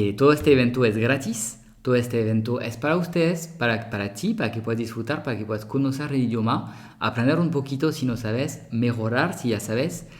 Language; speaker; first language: Spanish; non-native, fluent; French